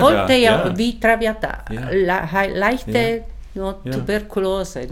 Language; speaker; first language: German; non-native, learner; Czech